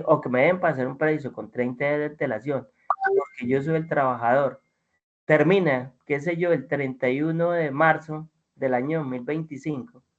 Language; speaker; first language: Spanish; native; Spanish